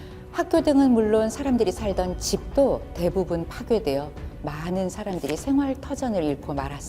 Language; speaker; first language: Korean; native; Korean